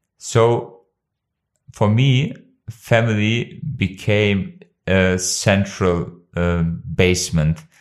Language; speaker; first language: English; non-native, fluent; Albanian